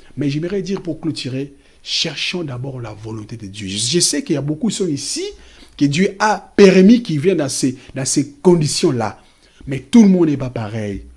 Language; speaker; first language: French; non-native, local second language; Lingala